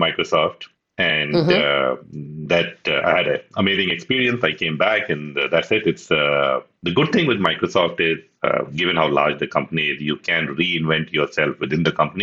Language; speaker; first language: English; non-native, local second language; Hindi